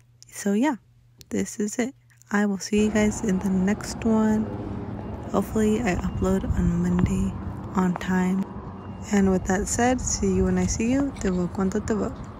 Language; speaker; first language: English; early bilingual, other home language; Spanish